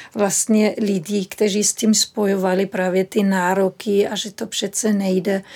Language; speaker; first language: Czech; non-native, fluent; German